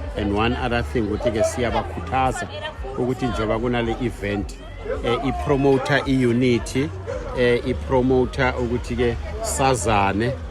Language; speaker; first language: Zulu; non-native, local second language; South Ndebele